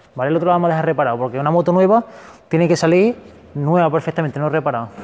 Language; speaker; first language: Spanish; native; Spanish